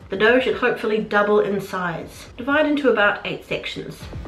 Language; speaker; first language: English; native; English